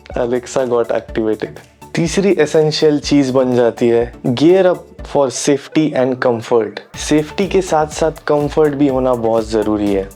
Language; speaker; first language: Hindi; non-native, local second language; Marathi